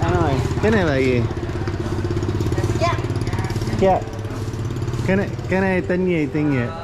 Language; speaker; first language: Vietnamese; non-native, learner; English